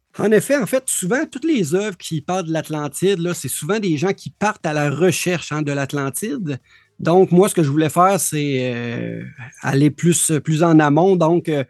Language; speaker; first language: French; native; French